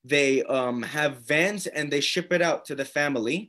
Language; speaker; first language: English; native; English